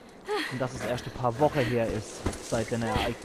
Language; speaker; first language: German; native; German